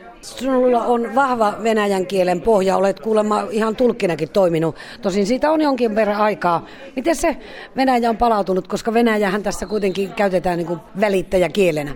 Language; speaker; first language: Finnish; native; Finnish